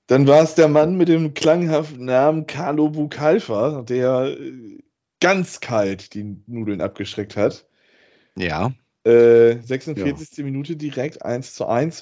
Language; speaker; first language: German; native; German